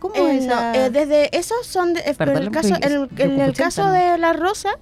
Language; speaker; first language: Spanish; native; Spanish